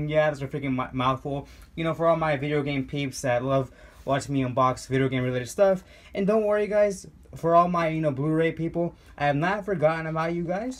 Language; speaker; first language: English; native; English